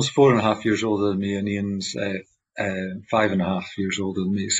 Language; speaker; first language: English; native; English